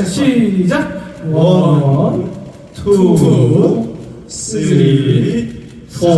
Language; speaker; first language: Korean; native; Korean